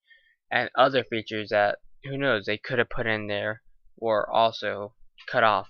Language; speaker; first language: English; native; English